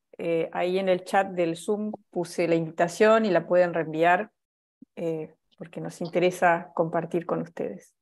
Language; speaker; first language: Spanish; native; Spanish